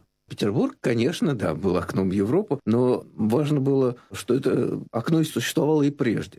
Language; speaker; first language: Russian; native; Russian